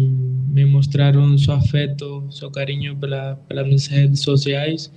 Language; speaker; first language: Portuguese; non-native, fluent; Spanish